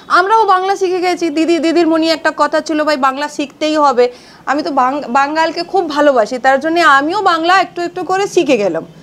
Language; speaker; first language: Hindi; native; Hindi